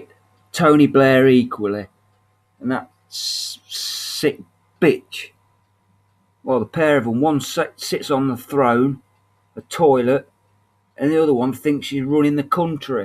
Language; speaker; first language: English; native; English